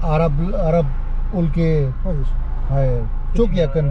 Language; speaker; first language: Turkish; non-native, learner; Urdu